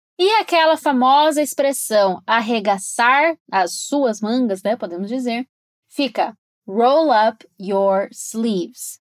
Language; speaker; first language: Portuguese; native; Portuguese